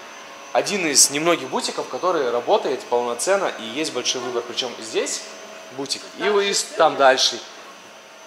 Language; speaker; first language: Russian; native; Russian